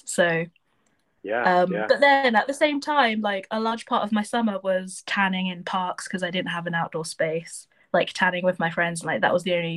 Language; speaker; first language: English; native; English